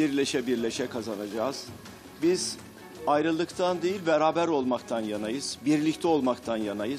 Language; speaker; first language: Turkish; native; Turkish